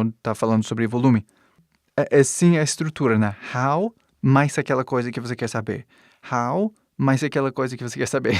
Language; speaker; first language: Portuguese; non-native, fluent; English